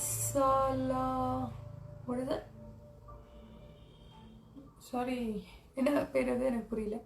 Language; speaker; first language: Tamil; non-native, local second language; Kannada